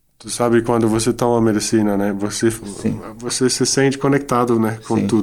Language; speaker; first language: Portuguese; non-native, fluent; Dutch